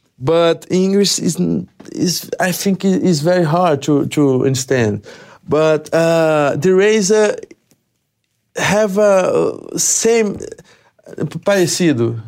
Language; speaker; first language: English; non-native, learner; Portuguese